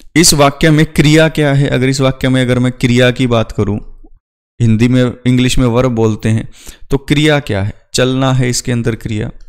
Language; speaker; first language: Hindi; native; Hindi